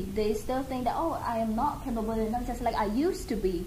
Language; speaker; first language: English; non-native, fluent; Khmer